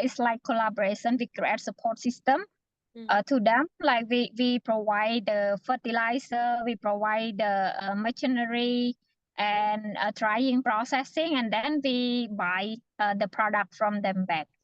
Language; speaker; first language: English; non-native, fluent; Khmer